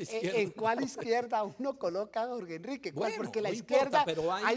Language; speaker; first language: Spanish; native; Spanish